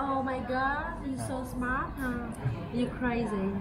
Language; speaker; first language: English; non-native, learner; Vietnamese